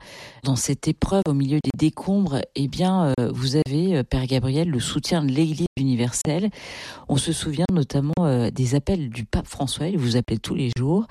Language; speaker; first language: French; native; French